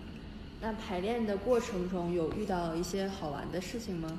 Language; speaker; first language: Chinese; native; Chinese